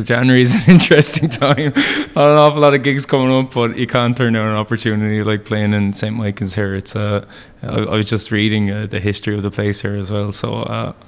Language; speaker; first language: English; native; English